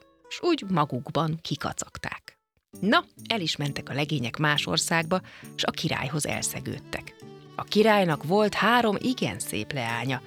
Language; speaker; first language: Hungarian; native; Hungarian